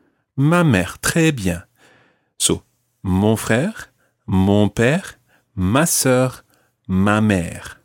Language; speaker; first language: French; non-native, fluent; English